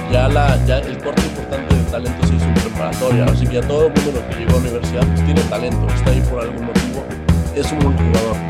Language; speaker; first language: Spanish; native; Spanish